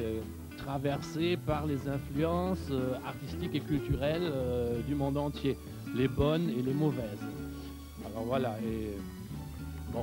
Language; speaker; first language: French; non-native, fluent; German